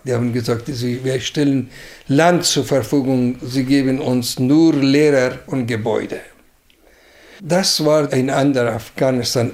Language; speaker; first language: German; non-native, fluent; Persian